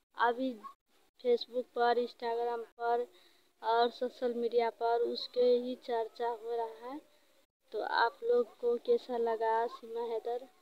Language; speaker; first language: Hindi; non-native, local second language; Maithili